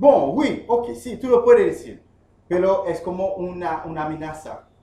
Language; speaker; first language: Spanish; non-native, fluent; Haitian Creole